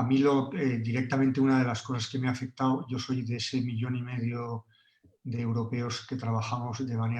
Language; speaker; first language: Spanish; native; Spanish